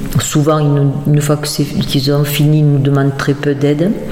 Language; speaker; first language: French; native; French